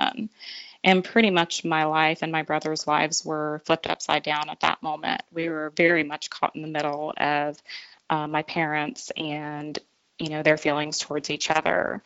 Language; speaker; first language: English; native; English